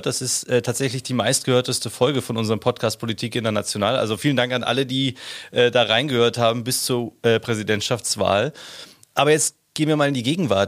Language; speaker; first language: German; native; German